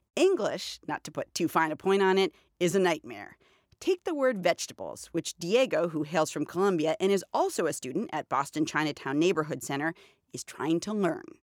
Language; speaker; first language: English; native; English